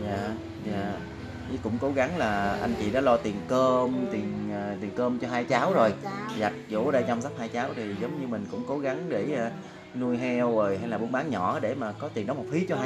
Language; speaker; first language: Vietnamese; native; Vietnamese